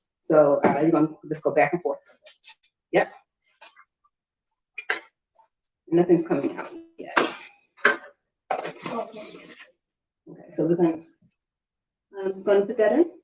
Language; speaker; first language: English; native; English